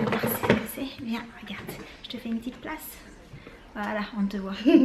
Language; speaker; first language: French; native; French